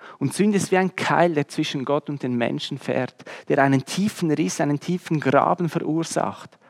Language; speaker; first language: German; native; German